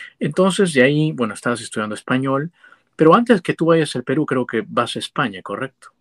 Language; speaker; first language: Spanish; native; Spanish